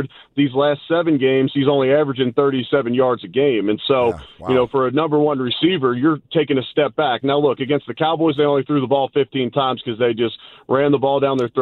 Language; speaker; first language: English; native; English